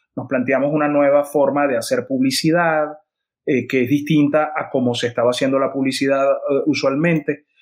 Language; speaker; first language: Spanish; native; Spanish